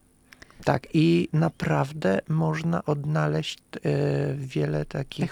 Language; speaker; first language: Polish; non-native, fluent; Russian